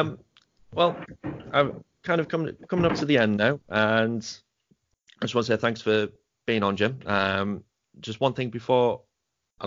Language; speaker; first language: English; native; English